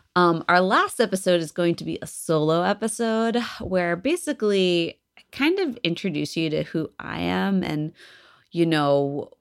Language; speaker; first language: English; native; English